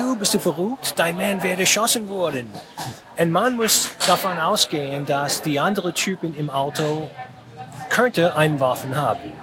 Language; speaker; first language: German; non-native, fluent; English